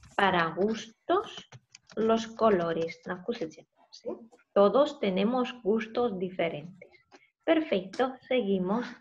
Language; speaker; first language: Spanish; non-native, fluent; Russian